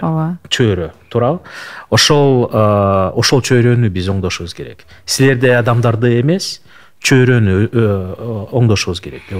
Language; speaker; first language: Kyrgyz; non-native, local second language; Russian